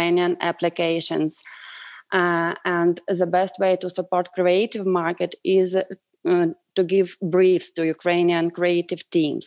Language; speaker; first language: English; non-native, fluent; Ukrainian